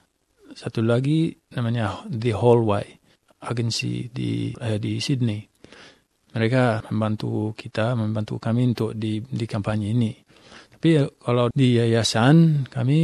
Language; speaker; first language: Indonesian; non-native, fluent; English